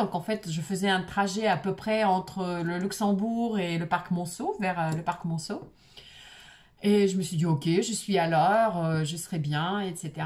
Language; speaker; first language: French; non-native, fluent; Russian